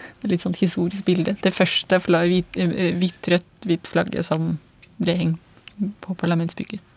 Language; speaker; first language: Norwegian; non-native, fluent; Russian